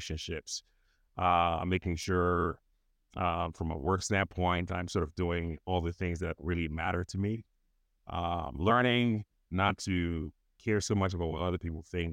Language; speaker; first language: English; non-native, local second language; Yoruba